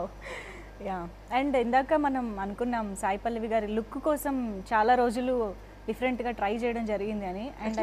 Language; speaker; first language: Telugu; native; Telugu